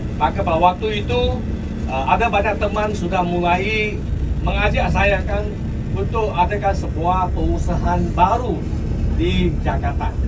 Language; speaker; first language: Malay; non-native, local second language; Chinese